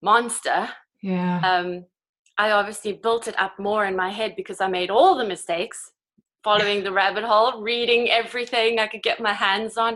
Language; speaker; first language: English; native; English